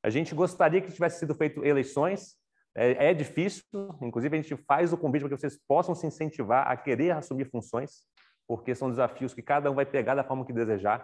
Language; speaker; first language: Portuguese; native; Portuguese